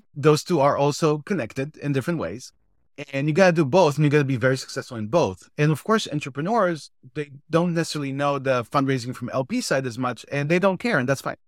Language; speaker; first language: English; non-native, fluent; Hebrew